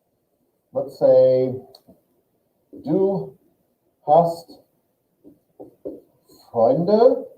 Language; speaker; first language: German; non-native, fluent; English